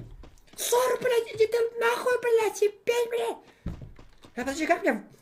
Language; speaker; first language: Russian; non-native, local second language; Kazakh